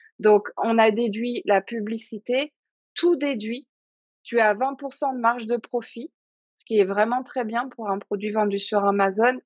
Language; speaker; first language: French; native; French